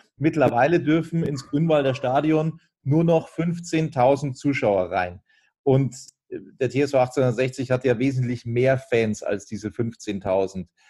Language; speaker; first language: German; native; German